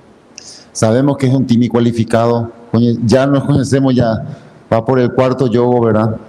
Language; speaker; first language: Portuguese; non-native, fluent; Spanish